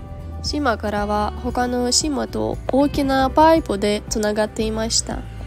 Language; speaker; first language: Japanese; non-native, fluent; Ukrainian